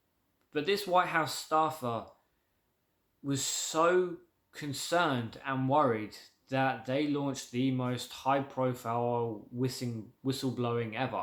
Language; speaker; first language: English; native; English